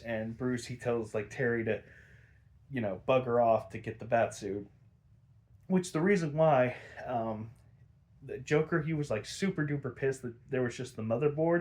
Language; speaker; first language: English; native; English